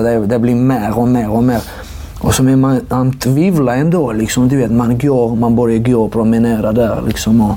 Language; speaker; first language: Swedish; non-native, fluent; Georgian